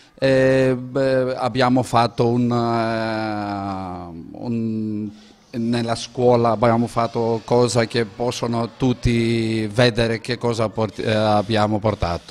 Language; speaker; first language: Italian; non-native, learner; Greek